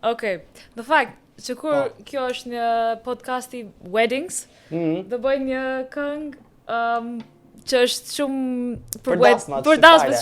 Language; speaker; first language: Albanian; non-native, learner; English